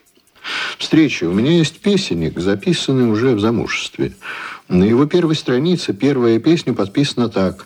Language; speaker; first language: Russian; native; Russian